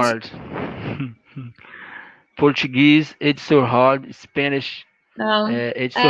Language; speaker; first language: English; non-native, learner; Portuguese